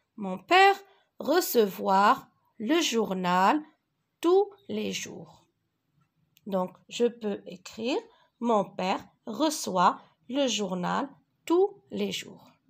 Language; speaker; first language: French; non-native, local second language; Arabic